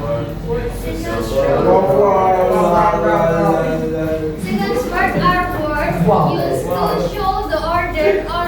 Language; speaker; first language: English; non-native, learner; Indonesian